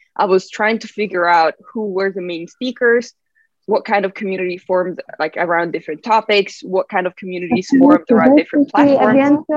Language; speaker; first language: English; non-native, fluent; Italian